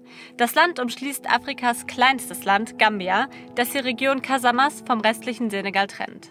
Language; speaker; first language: German; native; German